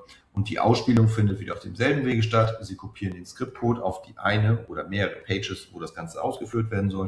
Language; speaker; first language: German; native; German